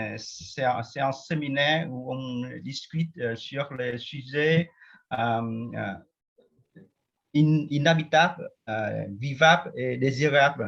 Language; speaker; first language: French; non-native, fluent; Vietnamese